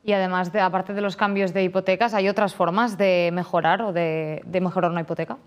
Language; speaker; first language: Spanish; native; Spanish